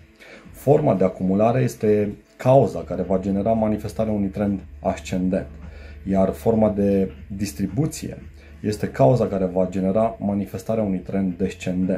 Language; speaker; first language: Romanian; native; Romanian